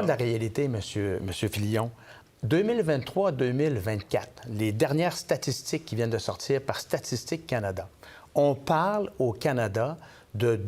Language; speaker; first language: French; native; French